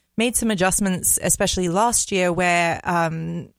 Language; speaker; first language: English; native; English